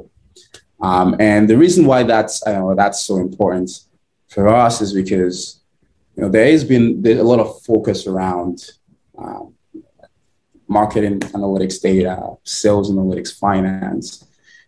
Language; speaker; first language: English; non-native, local second language; Igbo